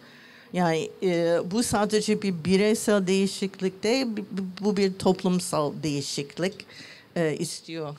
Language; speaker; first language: Turkish; non-native, learner; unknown